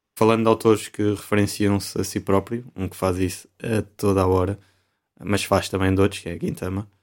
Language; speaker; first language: Portuguese; native; Portuguese